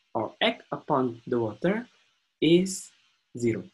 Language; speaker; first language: English; non-native, fluent; Indonesian